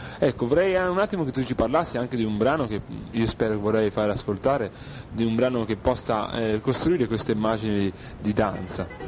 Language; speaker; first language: Italian; native; Italian